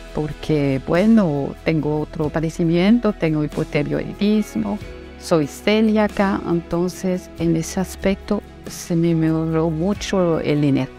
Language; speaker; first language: Spanish; non-native, fluent; Italian